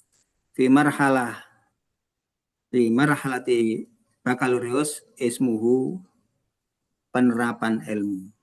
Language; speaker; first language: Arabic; non-native, fluent; Indonesian